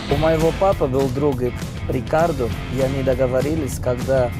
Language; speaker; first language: Russian; non-native, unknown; Portuguese